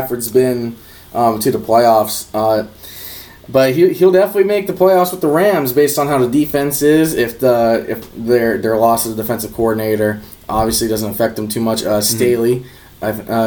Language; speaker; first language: English; native; English